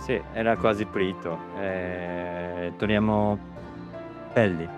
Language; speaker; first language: Italian; non-native, learner; Japanese